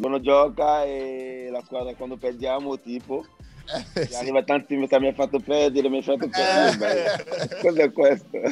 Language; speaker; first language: Italian; non-native, fluent; French